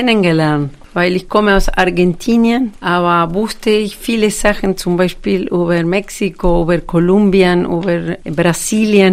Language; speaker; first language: German; non-native, fluent; Spanish